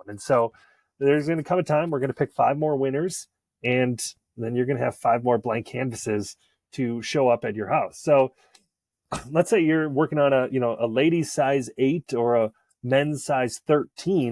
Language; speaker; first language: English; native; English